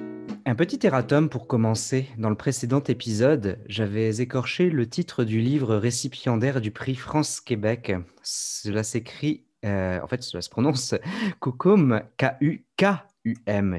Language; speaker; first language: French; native; French